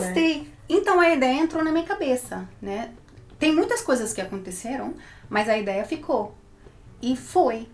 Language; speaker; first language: Portuguese; early bilingual, heritage; Portuguese